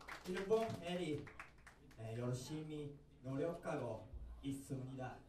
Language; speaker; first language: Korean; non-native, learner; Japanese